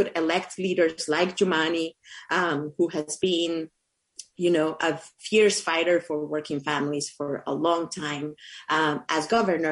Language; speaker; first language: English; non-native, fluent; Spanish